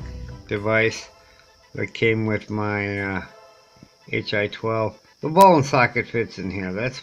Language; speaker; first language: English; native; English